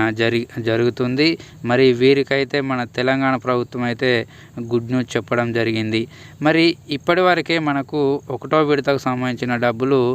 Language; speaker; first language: Telugu; native; Telugu